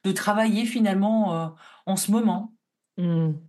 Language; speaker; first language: French; native; French